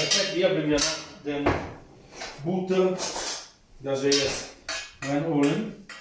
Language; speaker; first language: German; non-native, fluent; Italian